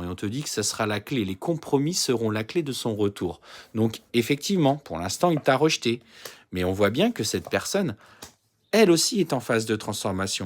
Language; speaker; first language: French; native; French